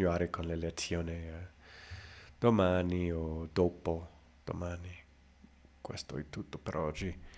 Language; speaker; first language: Italian; non-native, learner; English